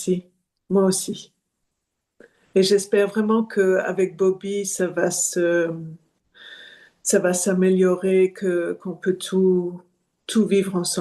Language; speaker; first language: French; non-native, fluent; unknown